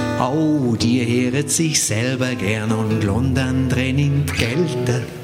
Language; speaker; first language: German; native; German